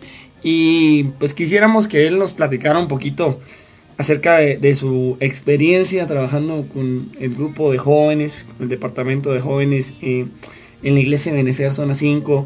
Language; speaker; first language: Spanish; native; Spanish